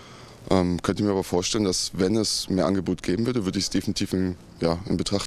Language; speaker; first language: German; native; German